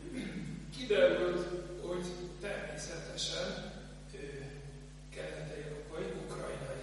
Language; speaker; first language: Hungarian; non-native, fluent; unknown